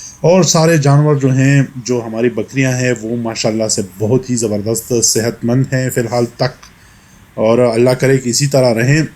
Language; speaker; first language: Urdu; non-native, local second language; Pashto